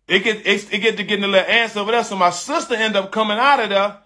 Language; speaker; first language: English; native; English